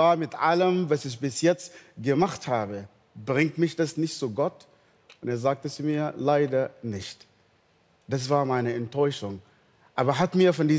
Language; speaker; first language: German; non-native, fluent; Arabic